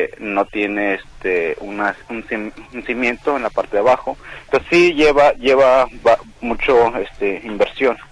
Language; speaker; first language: Spanish; non-native, local second language; Nahuatl languages